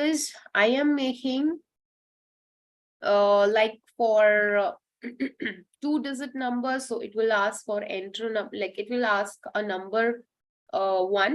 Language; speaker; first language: English; non-native, local second language; Hindi